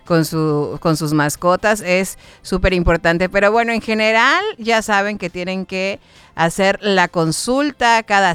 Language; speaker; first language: Spanish; native; Spanish